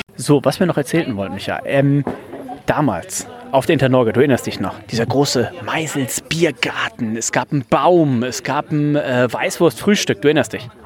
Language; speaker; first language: German; native; German